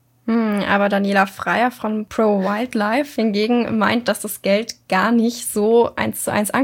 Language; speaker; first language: German; native; German